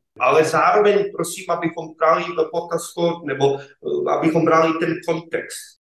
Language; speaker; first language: Czech; non-native, fluent; Serbian